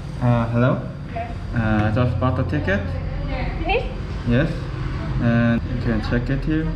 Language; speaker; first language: English; non-native, learner; Korean